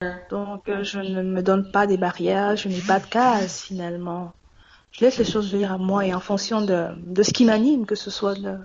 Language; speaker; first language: French; non-native, local second language; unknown